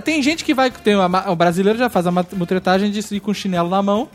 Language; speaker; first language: Portuguese; native; Portuguese